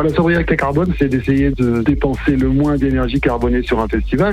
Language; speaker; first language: French; native; French